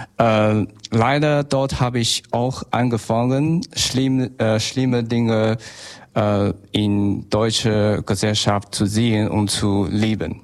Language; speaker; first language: German; non-native, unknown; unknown